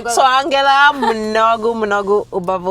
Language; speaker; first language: Macedonian; non-native, learner; English